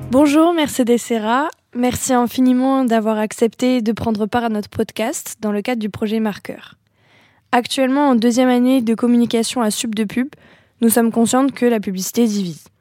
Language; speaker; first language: French; native; French